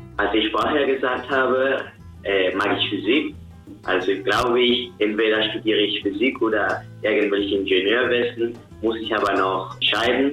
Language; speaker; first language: German; non-native, fluent; Spanish